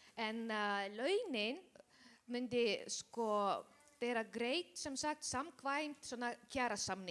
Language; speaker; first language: Icelandic; non-native, learner; Spanish